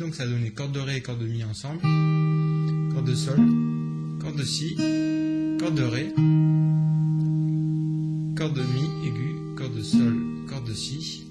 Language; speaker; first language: French; native; French